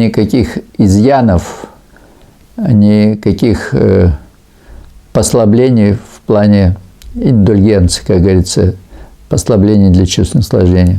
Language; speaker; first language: Russian; native; Russian